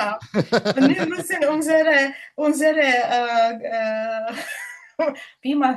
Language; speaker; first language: German; non-native, learner; Finnish